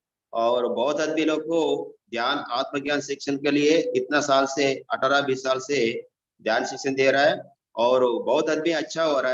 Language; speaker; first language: Hindi; non-native, local second language; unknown